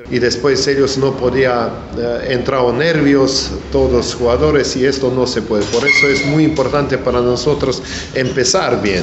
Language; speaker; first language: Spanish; non-native, learner; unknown